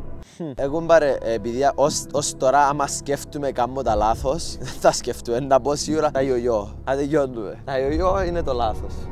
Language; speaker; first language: Greek; native; Greek